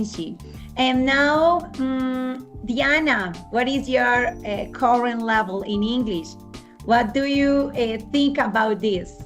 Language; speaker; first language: English; non-native, fluent; Spanish